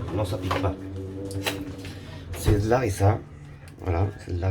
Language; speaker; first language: French; native; French